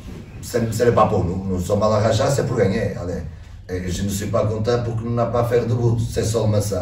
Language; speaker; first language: French; non-native, learner; Portuguese